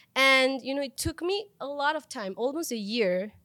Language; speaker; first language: English; non-native, fluent; Spanish